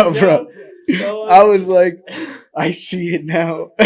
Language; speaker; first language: English; native; English